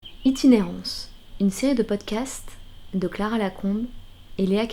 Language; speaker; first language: French; native; French